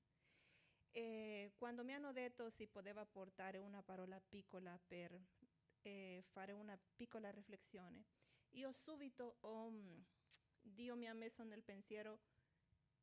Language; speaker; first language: Italian; non-native, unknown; Portuguese